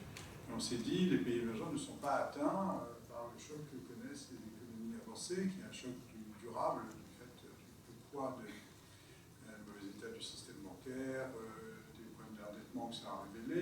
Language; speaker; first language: French; native; French